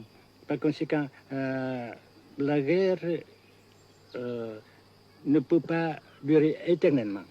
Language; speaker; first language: French; non-native, local second language; Vietnamese